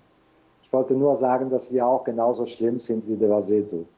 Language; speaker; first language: German; non-native, fluent; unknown